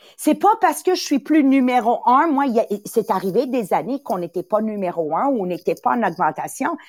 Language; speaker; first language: French; early bilingual, other home language; Italian